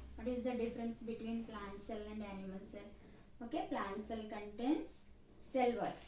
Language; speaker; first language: English; non-native, local second language; Telugu